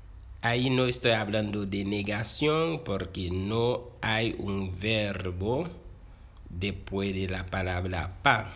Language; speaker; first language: Spanish; non-native, fluent; Haitian Creole